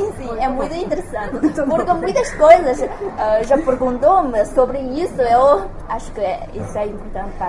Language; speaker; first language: Portuguese; non-native, learner; Chinese